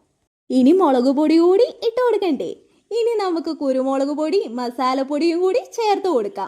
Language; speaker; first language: Malayalam; native; Malayalam